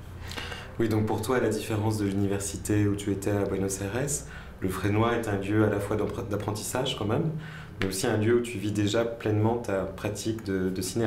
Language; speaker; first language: French; native; French